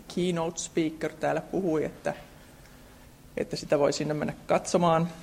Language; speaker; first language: Finnish; native; Finnish